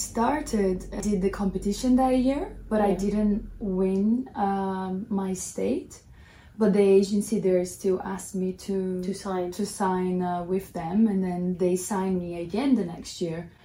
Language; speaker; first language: English; non-native, fluent; Portuguese